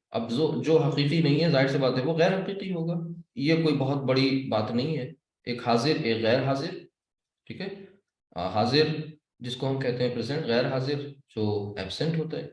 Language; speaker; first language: Urdu; native; Urdu